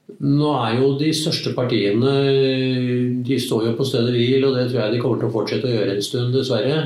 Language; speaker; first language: Norwegian; native; Norwegian